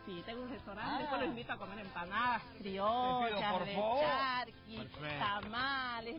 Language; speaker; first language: Spanish; native; Spanish